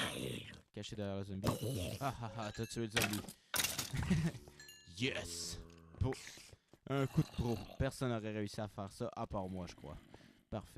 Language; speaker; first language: French; native; French